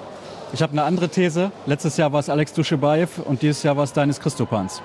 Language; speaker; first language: German; native; German